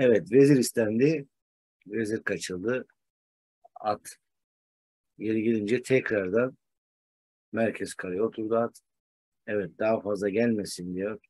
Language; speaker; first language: Turkish; native; Turkish